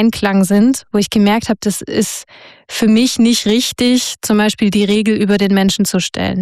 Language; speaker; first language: German; native; German